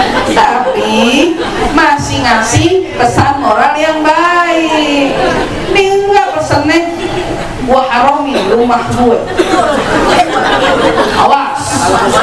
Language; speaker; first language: Indonesian; native; Indonesian